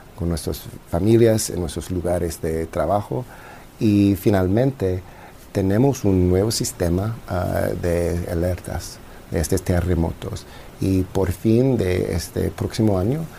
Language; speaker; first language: Spanish; non-native, fluent; English